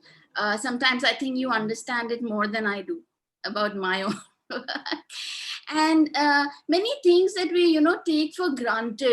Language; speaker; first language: English; non-native, local second language; Hindi